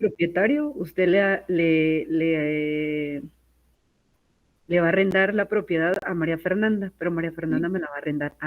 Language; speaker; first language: Spanish; native; Spanish